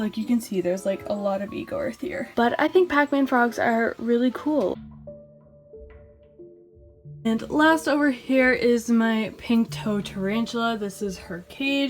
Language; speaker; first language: English; native; English